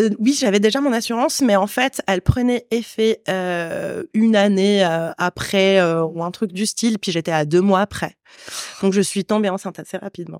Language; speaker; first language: French; non-native, local second language; Arabic